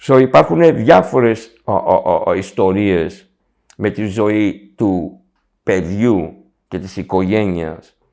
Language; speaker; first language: Greek; early bilingual, heritage; Greek